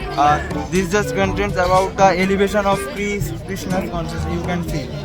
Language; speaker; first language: English; non-native, learner; Bangla